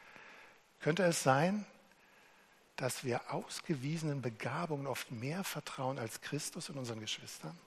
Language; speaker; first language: German; native; German